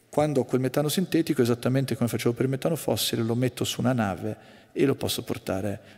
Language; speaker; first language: Italian; native; Italian